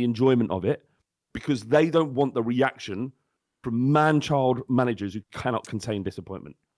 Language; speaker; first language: English; native; English